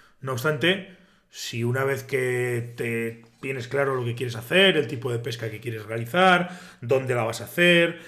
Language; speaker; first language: Spanish; native; Spanish